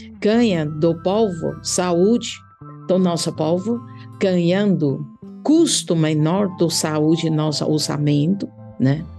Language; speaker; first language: Portuguese; non-native, learner; Chinese